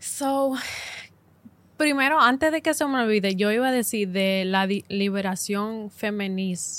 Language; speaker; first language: Spanish; early bilingual, heritage; Spanish